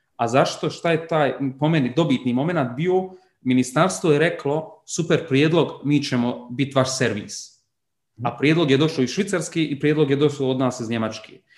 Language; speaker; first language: Croatian; early bilingual, heritage; Bosnian